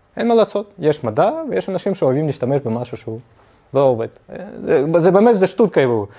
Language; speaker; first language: Hebrew; non-native, fluent; Russian